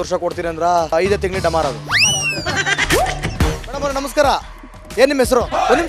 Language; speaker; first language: Kannada; native; Kannada